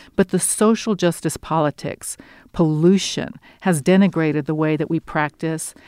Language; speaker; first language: English; early bilingual, other home language; Spanish